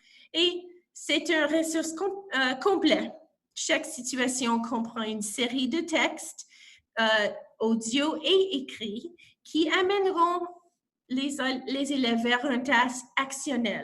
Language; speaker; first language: French; non-native, local second language; English